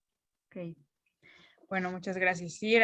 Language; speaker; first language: Spanish; native; Spanish